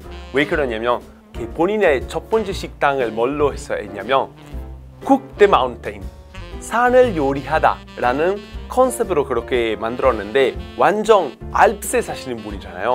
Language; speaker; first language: Korean; non-native, fluent; Italian